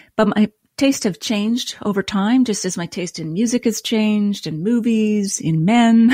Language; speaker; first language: English; native; English